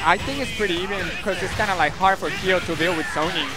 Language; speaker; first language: English; non-native, learner; Spanish